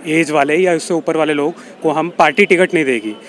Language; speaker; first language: Hindi; native; Hindi